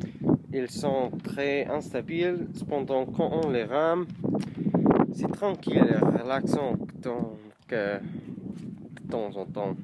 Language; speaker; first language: French; non-native, learner; English